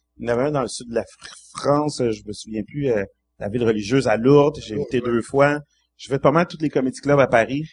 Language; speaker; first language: French; native; French